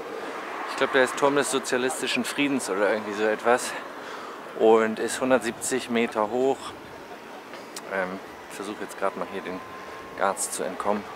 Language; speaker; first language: German; native; German